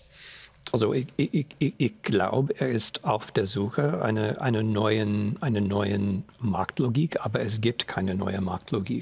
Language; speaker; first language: German; non-native, fluent; English